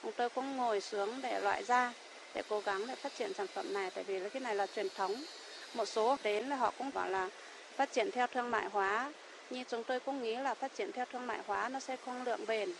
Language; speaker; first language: Vietnamese; non-native, local second language; Iu Mien